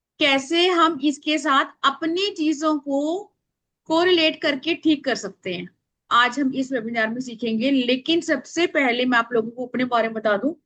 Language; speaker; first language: Hindi; native; Hindi